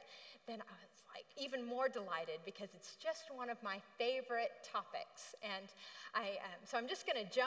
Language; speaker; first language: English; native; English